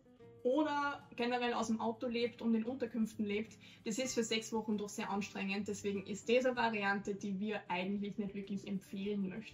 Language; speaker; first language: German; native; German